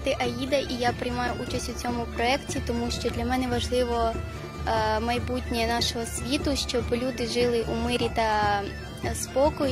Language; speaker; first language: Ukrainian; early bilingual, other home language; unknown